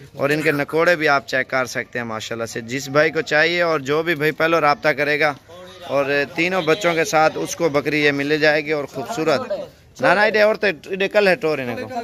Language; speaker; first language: Urdu; non-native, local second language; Punjabi